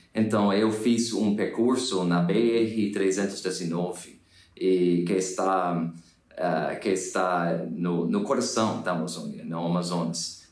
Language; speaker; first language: Portuguese; non-native, fluent; English